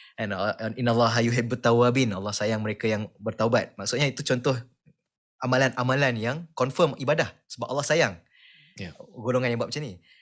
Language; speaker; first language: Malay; native; Malay